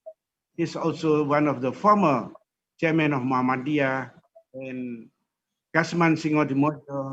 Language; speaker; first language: English; non-native, fluent; Indonesian